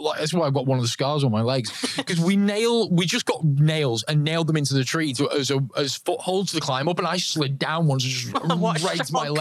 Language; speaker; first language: English; native; English